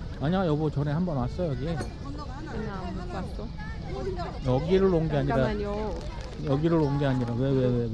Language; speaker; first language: Korean; native; Korean